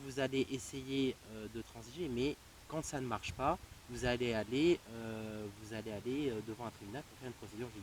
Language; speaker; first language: French; native; French